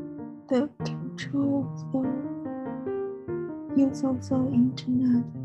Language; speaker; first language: English; non-native, learner; Chinese